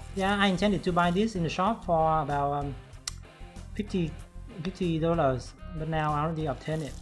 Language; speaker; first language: English; non-native, fluent; Vietnamese